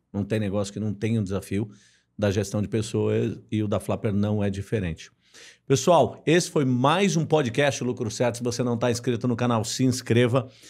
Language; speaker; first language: Portuguese; native; Portuguese